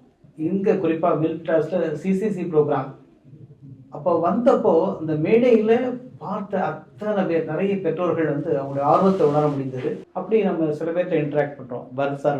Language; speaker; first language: Tamil; native; Tamil